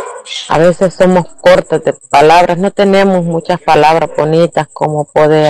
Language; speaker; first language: Spanish; native; Spanish